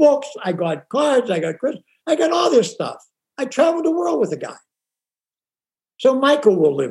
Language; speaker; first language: English; native; English